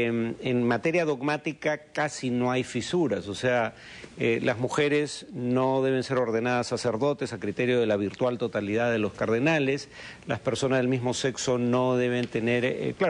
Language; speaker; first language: Spanish; native; Spanish